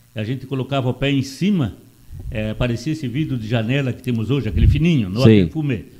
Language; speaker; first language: Portuguese; non-native, local second language; Italian